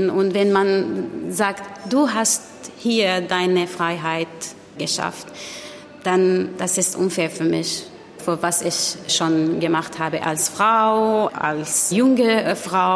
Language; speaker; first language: German; non-native, learner; Arabic